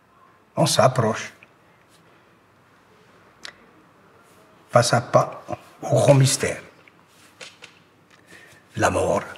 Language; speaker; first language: French; non-native, local second language; German